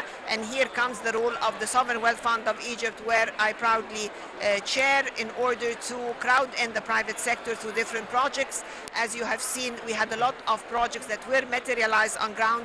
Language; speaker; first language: English; non-native, fluent; Arabic